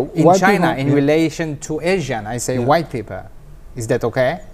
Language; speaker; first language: English; non-native, fluent; Hebrew